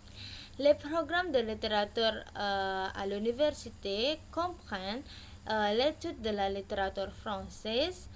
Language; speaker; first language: French; non-native, learner; Indonesian